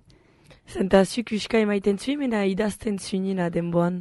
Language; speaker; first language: Basque; native; Basque